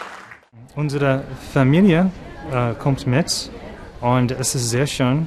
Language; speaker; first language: German; non-native, learner; English